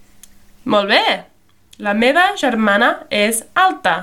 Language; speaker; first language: Catalan; non-native, fluent; English